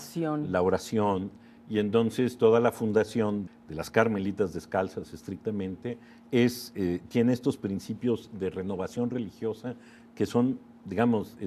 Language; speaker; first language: Spanish; native; Spanish